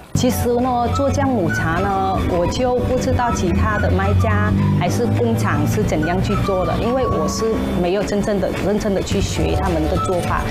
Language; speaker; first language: Chinese; non-native, fluent; Vietnamese